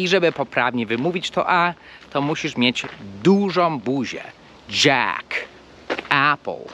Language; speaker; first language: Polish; non-native, fluent; English